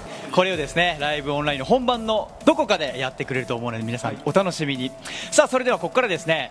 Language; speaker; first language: Japanese; native; Japanese